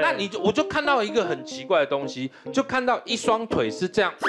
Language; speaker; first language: Chinese; native; Chinese